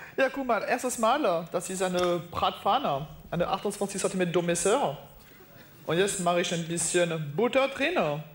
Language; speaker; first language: German; non-native, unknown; French